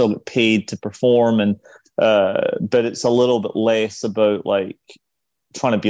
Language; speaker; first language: English; native; English